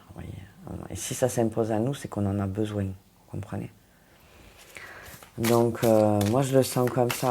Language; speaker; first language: French; native; French